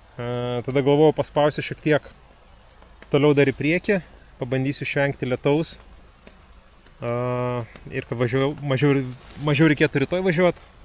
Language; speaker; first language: Lithuanian; native; Lithuanian